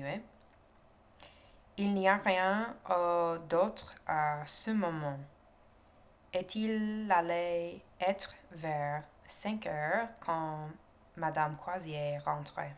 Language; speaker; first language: French; non-native, learner; English